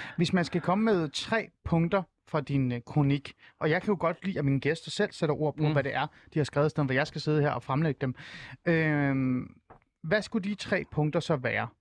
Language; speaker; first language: Danish; early bilingual, other home language; Persian